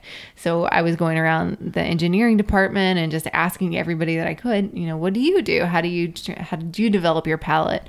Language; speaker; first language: English; native; English